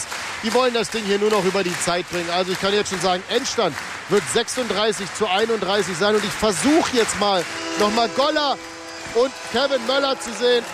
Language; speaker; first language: German; native; German